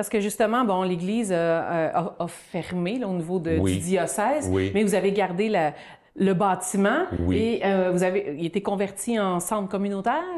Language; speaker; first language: French; native; French